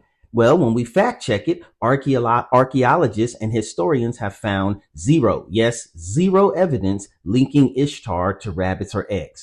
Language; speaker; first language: English; native; English